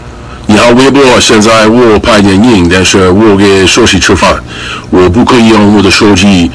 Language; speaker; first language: Chinese; non-native, learner; English